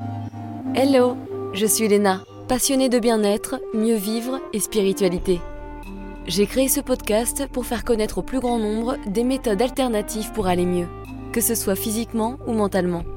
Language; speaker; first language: French; native; French